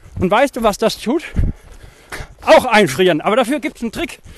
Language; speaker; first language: German; native; German